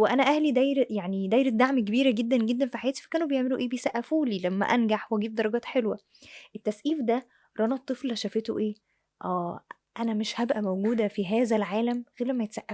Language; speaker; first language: Arabic; native; Arabic